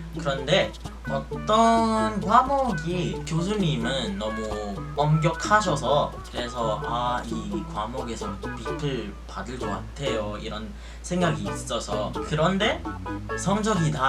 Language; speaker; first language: Korean; non-native, fluent; Filipino